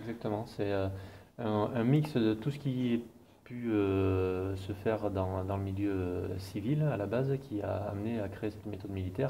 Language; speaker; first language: French; native; French